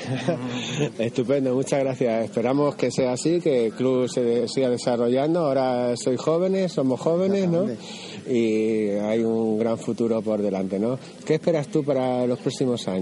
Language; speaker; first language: Spanish; native; Spanish